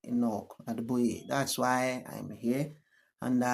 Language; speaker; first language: English; non-native, local second language; Yoruba